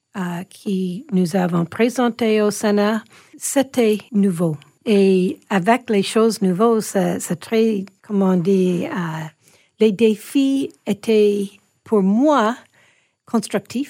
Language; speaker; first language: French; non-native, local second language; English